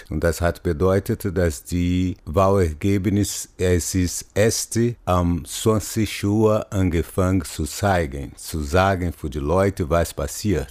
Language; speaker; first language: German; non-native, fluent; Portuguese